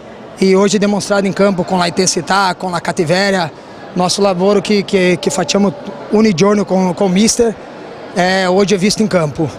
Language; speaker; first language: Italian; non-native, fluent; Portuguese